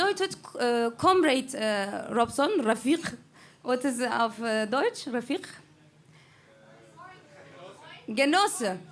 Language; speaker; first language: German; non-native, learner; Kurdish